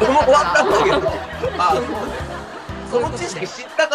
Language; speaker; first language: Japanese; native; Japanese